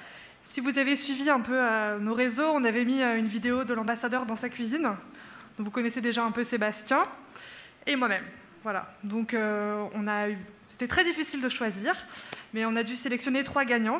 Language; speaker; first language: French; native; French